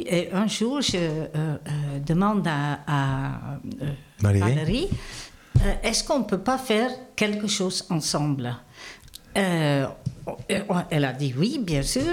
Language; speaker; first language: French; non-native, fluent; Dutch